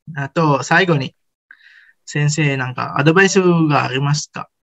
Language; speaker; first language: Japanese; non-native, fluent; Sinhala